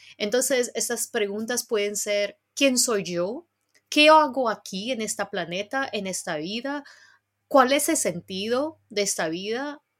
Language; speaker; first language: Spanish; non-native, fluent; Cantonese